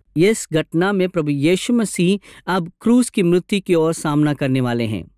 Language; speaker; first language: Hindi; non-native, local second language; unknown